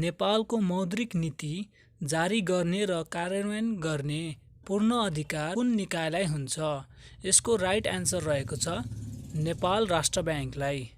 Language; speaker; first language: Nepali; native; Nepali